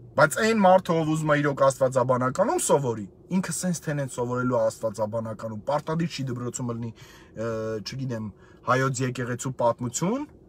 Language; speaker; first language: Armenian; native; Armenian